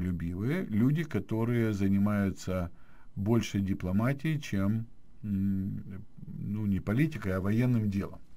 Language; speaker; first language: Russian; native; Russian